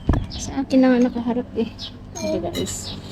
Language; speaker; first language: Filipino; native; Filipino